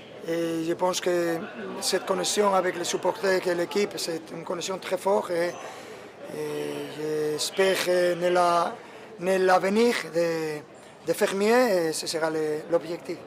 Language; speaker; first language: French; non-native, fluent; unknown